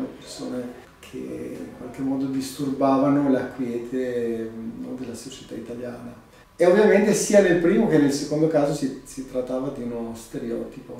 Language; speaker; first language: Italian; non-native, fluent; Albanian